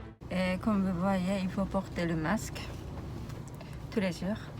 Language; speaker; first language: French; non-native, learner; Japanese